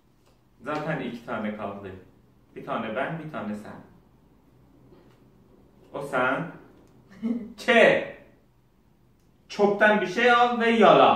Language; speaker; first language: Turkish; non-native, learner; Azerbaijani